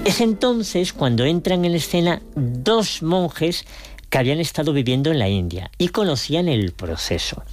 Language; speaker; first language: Spanish; native; Spanish